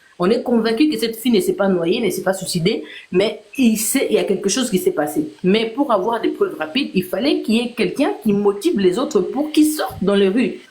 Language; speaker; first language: French; non-native, local second language; Lingala